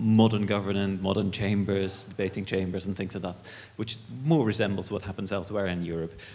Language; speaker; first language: English; native; English